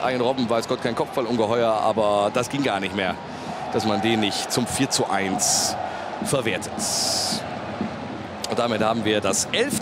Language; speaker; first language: German; native; German